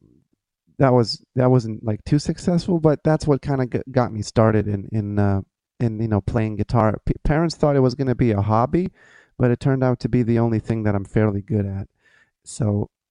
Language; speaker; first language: English; non-native, fluent; Lithuanian